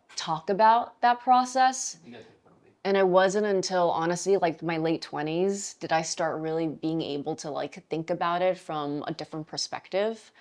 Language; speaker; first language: English; native; English